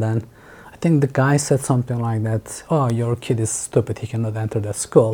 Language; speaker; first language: English; non-native, fluent; Turkish